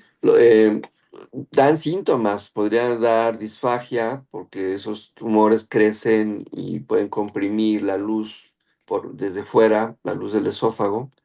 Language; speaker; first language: Spanish; native; Spanish